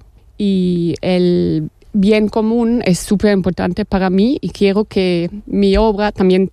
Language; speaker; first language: Spanish; non-native, fluent; German